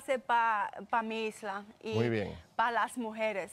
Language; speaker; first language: Spanish; early bilingual, heritage; English